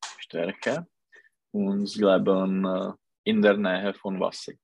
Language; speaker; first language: German; non-native, learner; Czech